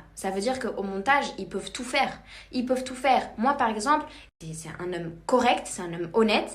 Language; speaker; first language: French; native; French